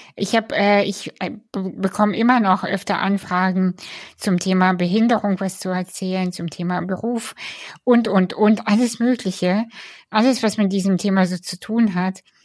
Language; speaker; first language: German; early bilingual, other home language; Russian